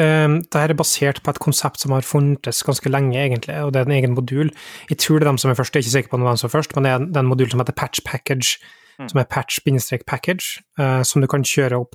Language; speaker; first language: Norwegian; native; Norwegian